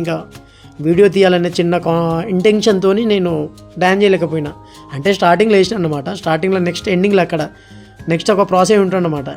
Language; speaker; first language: Telugu; non-native, local second language; Lambadi